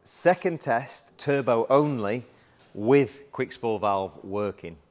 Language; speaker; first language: English; native; English